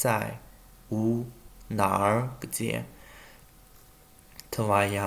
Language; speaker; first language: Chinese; non-native, fluent; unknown